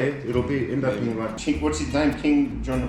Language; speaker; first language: English; native; English